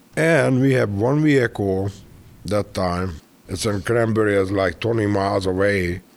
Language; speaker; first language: English; non-native, learner; Hungarian